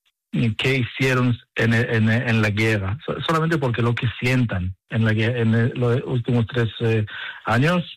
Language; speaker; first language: Spanish; early bilingual, heritage; Spanish